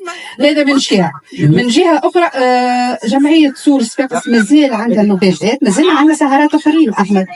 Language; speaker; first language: Arabic; native; Arabic